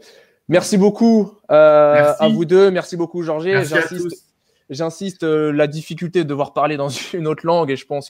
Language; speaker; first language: French; native; French